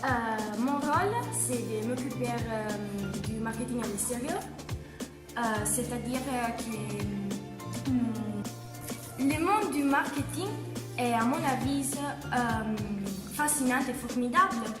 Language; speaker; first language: French; non-native, learner; Italian